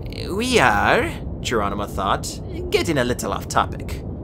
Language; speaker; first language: English; native; English